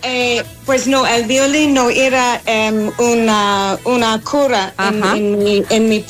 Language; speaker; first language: Spanish; non-native, fluent; English